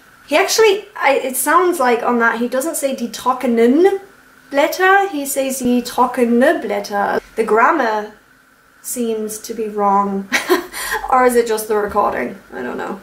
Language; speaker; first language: English; native; English